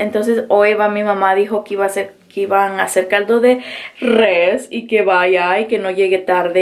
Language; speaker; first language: Spanish; early bilingual, heritage; Spanish